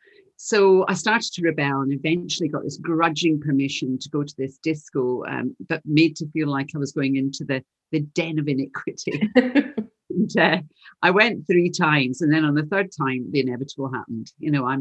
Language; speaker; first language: English; native; English